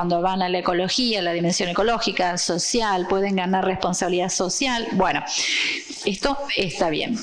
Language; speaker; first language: Spanish; non-native, fluent; Portuguese